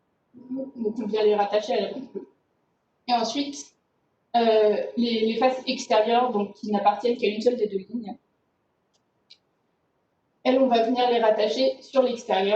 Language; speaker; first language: French; native; French